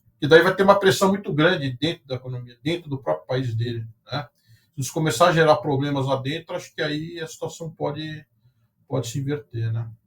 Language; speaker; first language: Portuguese; native; Portuguese